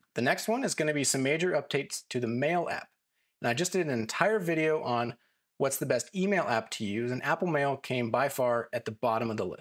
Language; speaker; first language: English; native; English